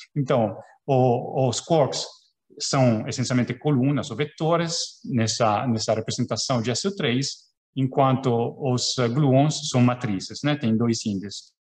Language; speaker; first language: Portuguese; non-native, fluent; Italian